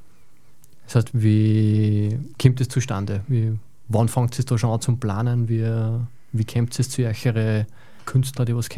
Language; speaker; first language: German; native; German